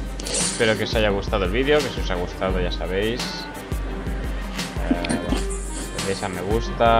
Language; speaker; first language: Spanish; native; Spanish